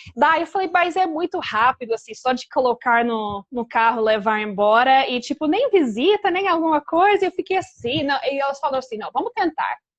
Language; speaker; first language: Portuguese; non-native, fluent; English